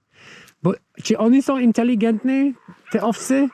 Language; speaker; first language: Polish; non-native, fluent; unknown